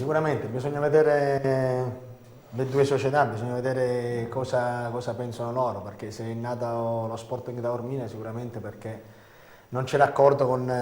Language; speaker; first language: Italian; native; Italian